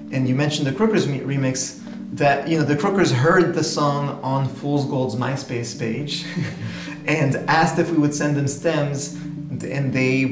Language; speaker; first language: English; native; English